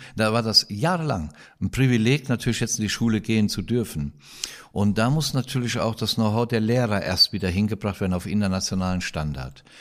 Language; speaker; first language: German; native; German